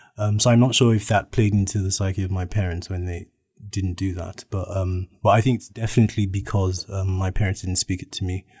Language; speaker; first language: English; native; English